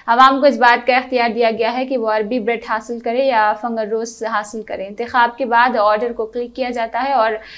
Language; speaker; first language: Urdu; native; Urdu